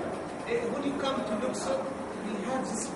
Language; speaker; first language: English; non-native, learner; Arabic